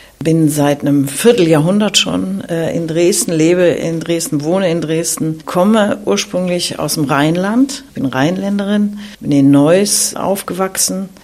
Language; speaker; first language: German; native; German